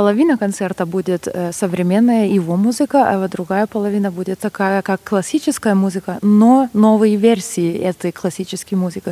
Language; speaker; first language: Russian; non-native, fluent; Lithuanian